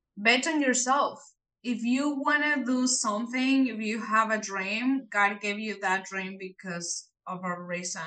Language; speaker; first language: English; non-native, fluent; Spanish